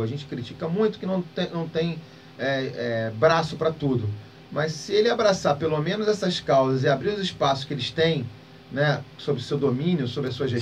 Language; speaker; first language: Portuguese; native; Portuguese